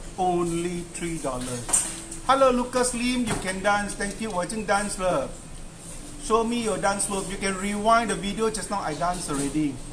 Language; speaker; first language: English; non-native, local second language; Chinese